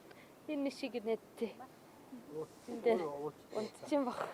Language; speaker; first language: Mongolian; non-native, learner; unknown